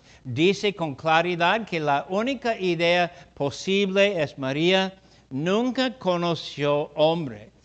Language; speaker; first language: Spanish; non-native, fluent; English